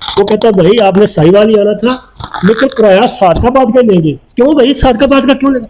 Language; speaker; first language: Urdu; non-native, local second language; Punjabi